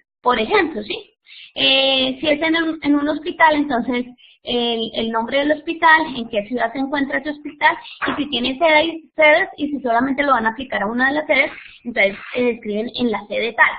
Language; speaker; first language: Spanish; native; Spanish